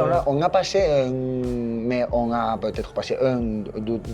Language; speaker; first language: French; non-native, learner; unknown